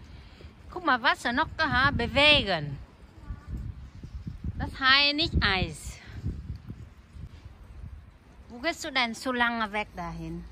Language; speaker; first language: German; non-native, learner; Vietnamese